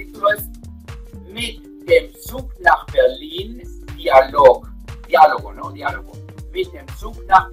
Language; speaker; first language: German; non-native, fluent; Spanish